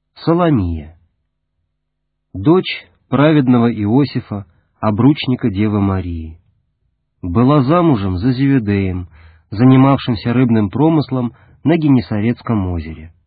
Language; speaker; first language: Russian; native; Russian